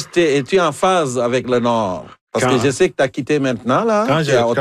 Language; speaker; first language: French; non-native, local second language; Wolof